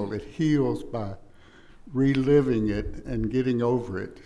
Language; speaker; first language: English; native; English